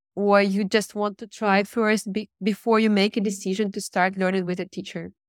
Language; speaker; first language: English; non-native, fluent; Russian